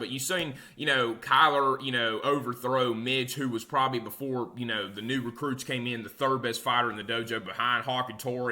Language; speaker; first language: English; native; English